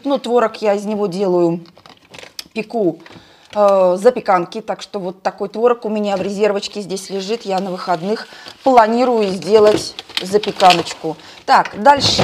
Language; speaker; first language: Russian; native; Russian